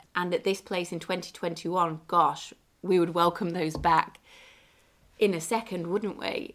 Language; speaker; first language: English; native; English